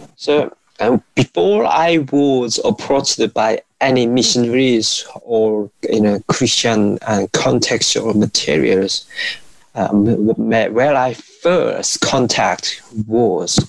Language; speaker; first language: English; non-native, fluent; Korean